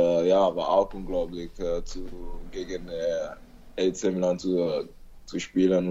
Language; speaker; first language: German; non-native, learner; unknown